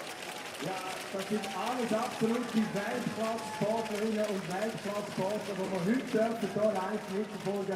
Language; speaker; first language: German; native; German